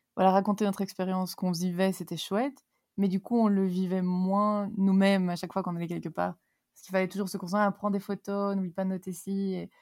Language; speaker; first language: French; native; French